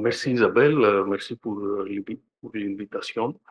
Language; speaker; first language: French; non-native, fluent; Greek